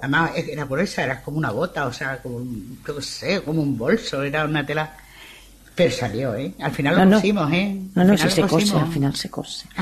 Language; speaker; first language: Spanish; native; Spanish